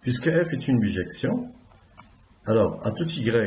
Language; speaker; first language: French; non-native, local second language; Arabic